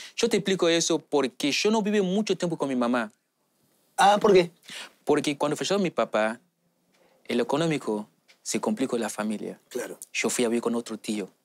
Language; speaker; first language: Spanish; non-native, learner; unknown